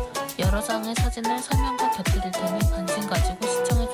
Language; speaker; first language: Korean; native; Korean